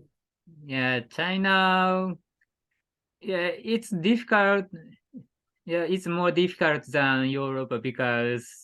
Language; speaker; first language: English; non-native, learner; Japanese